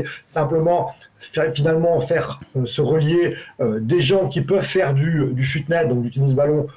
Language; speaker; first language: French; native; French